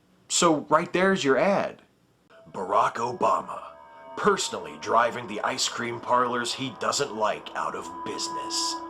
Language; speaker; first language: English; native; English